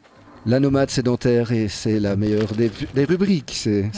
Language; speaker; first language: French; native; French